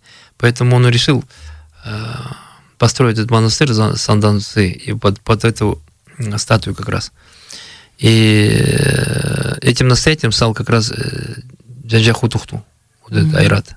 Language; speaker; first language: Russian; native; Russian